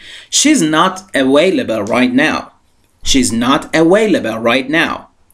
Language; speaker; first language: English; non-native, fluent; Persian